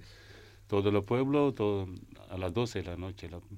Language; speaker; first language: Spanish; non-native, learner; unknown